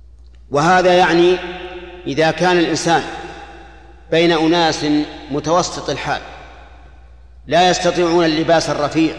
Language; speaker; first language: Arabic; native; Arabic